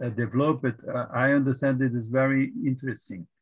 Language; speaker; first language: English; non-native, fluent; Portuguese